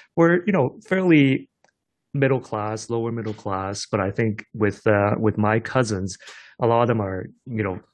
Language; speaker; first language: English; non-native, local second language; Cantonese